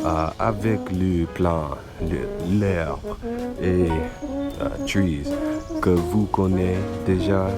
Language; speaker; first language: French; non-native, learner; English